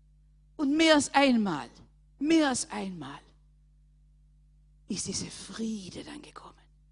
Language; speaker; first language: German; non-native, fluent; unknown